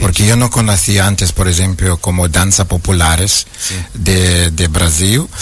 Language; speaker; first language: Portuguese; non-native, learner; Ukrainian